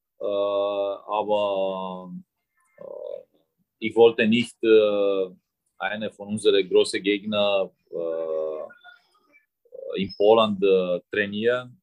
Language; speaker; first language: German; non-native, fluent; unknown